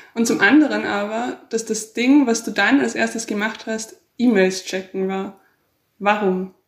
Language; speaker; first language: German; native; German